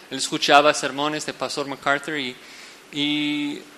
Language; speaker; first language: Spanish; non-native, fluent; English